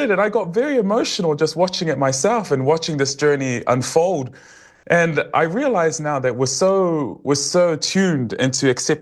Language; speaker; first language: English; native; English